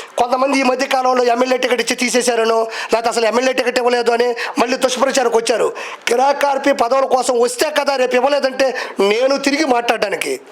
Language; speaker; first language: Telugu; native; Telugu